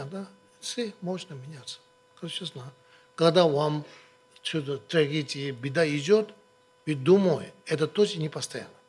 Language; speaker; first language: Russian; non-native, learner; Tibetan